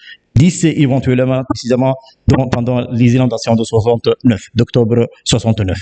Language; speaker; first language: French; non-native, local second language; Arabic